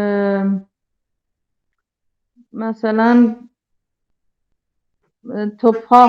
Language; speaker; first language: Arabic; non-native, learner; Persian